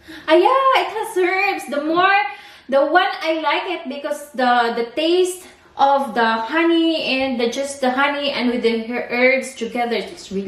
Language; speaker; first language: English; non-native, learner; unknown